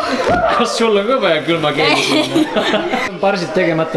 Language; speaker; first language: Estonian; native; Estonian